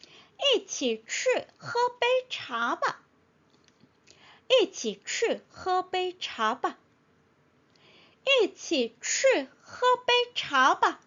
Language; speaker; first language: Chinese; non-native, fluent; Korean